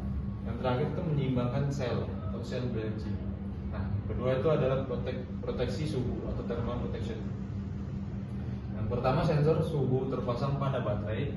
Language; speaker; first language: Indonesian; native; Indonesian